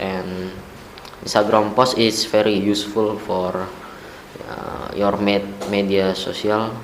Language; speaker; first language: English; non-native, learner; Indonesian